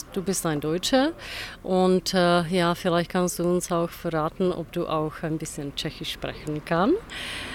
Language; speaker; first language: German; non-native, fluent; Czech